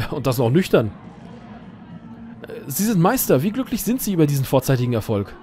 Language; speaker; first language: German; native; German